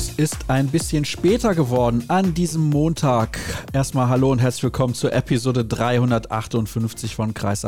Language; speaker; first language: German; native; German